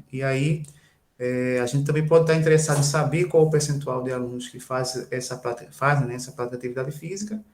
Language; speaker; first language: Portuguese; native; Portuguese